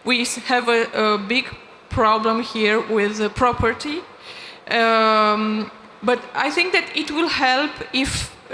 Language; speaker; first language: English; non-native, fluent; Romanian